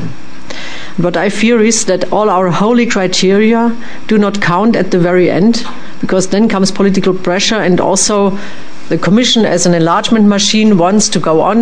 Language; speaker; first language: English; non-native, fluent; French